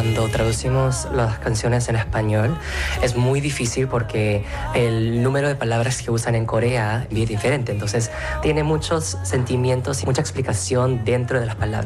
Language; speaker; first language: Spanish; non-native, fluent; Korean